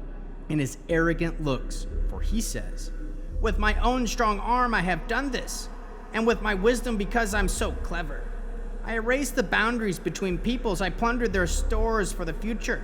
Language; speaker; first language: English; native; English